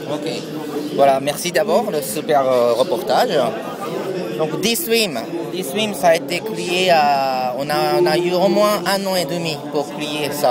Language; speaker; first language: French; non-native, learner; Japanese